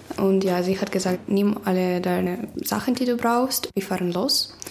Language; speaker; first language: German; non-native, learner; Russian